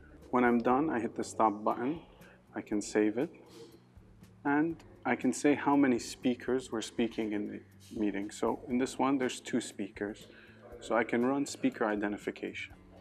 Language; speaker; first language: English; early bilingual, other home language; Arabic